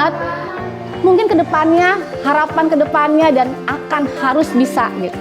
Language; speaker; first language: Indonesian; native; Indonesian